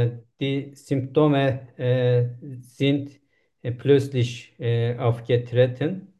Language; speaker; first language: German; non-native, learner; Turkish